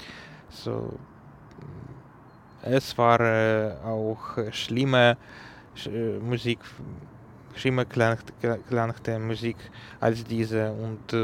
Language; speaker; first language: German; non-native, learner; Ukrainian